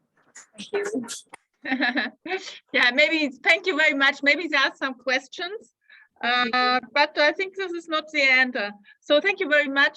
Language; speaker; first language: English; non-native, fluent; German